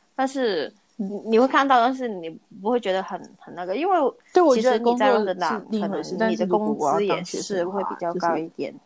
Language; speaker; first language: Chinese; non-native, local second language; Cantonese